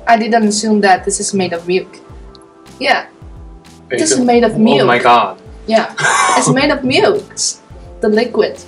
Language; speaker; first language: English; non-native, fluent; Chinese